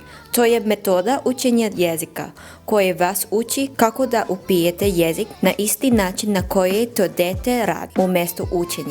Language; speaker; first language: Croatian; non-native, learner; English